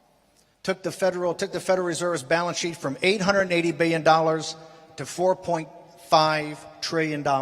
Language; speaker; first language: English; native; English